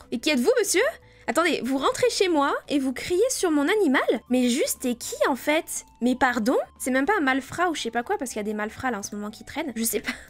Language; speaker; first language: French; native; French